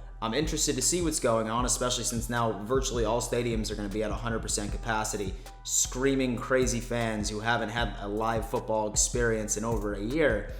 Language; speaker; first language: English; native; English